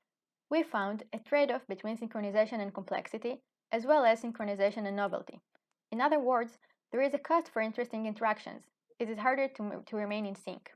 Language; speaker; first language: English; non-native, fluent; Hebrew